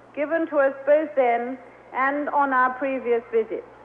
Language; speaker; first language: English; native; English